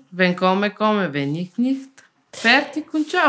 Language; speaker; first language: German; non-native, learner; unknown